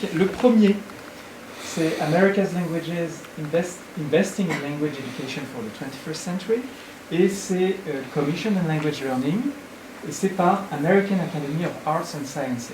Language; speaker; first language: French; native; French